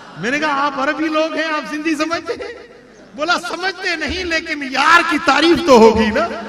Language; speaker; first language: Urdu; non-native, local second language; Sindhi